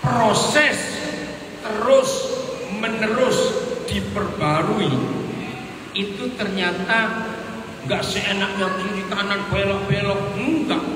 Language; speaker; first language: Indonesian; native; Indonesian